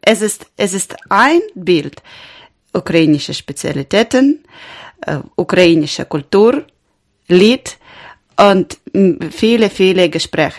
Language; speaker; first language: German; non-native, learner; Ukrainian